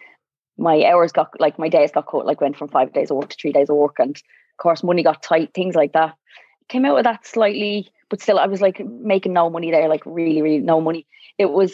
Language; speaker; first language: English; native; English